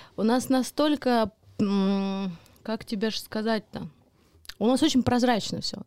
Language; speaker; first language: Russian; early bilingual, heritage; Russian